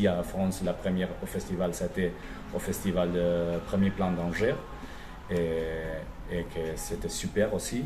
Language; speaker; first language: French; non-native, fluent; Spanish